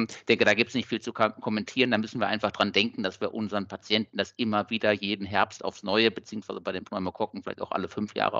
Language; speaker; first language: German; native; German